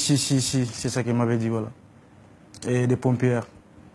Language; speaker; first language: French; non-native, learner; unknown